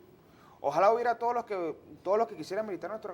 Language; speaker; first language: Spanish; native; Spanish